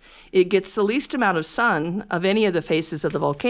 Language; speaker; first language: English; native; English